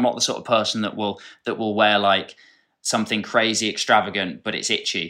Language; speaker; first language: English; native; English